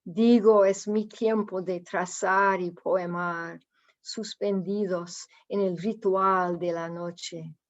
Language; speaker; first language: Spanish; non-native, fluent; English